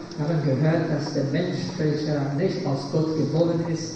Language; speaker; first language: German; non-native, fluent; Polish